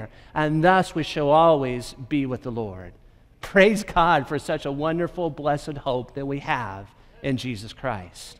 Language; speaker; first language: English; native; English